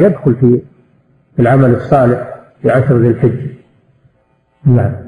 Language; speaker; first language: Arabic; native; Arabic